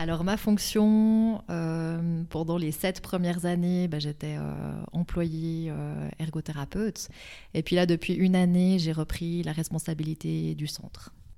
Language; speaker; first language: French; native; French